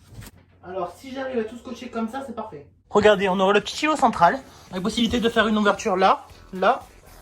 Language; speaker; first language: French; native; French